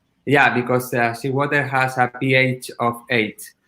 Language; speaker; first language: English; non-native, learner; Spanish